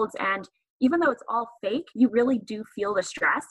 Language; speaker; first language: English; native; English